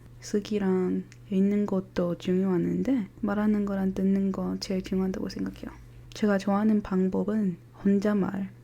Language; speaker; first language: Korean; non-native, fluent; English